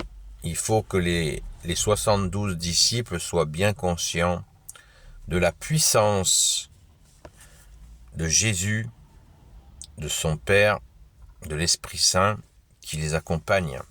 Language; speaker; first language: French; native; French